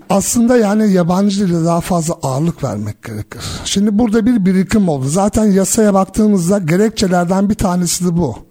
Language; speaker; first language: Turkish; early bilingual, heritage; Turkish